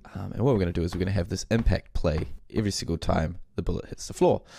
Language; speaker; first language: English; native; English